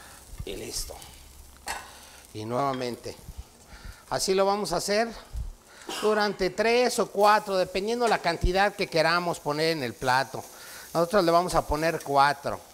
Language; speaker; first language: Spanish; native; Spanish